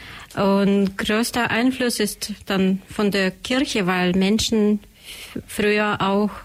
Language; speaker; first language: German; non-native, learner; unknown